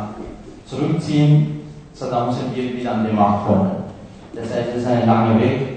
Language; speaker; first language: German; non-native, fluent; Kurdish